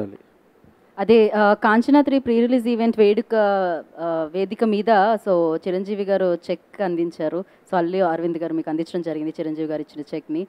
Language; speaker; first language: Telugu; native; Telugu